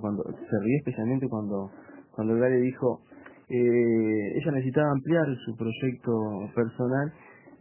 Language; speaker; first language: Spanish; native; Spanish